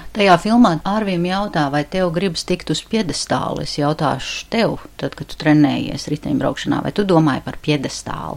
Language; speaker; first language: Latvian; native; Latvian